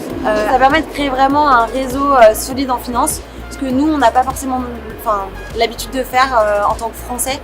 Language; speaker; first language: French; native; French